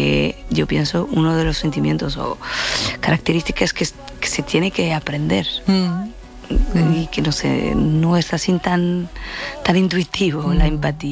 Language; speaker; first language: Spanish; non-native, fluent; Portuguese